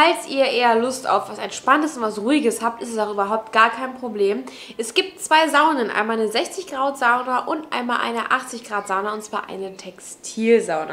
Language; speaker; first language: German; native; German